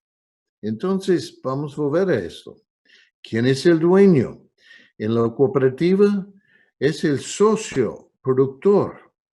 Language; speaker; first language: Spanish; non-native, fluent; English